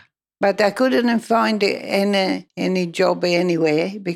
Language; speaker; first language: English; non-native, learner; Italian